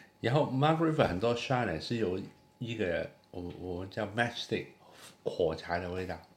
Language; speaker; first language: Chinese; non-native, local second language; Cantonese